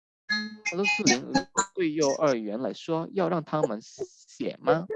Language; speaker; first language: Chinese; non-native, fluent; Indonesian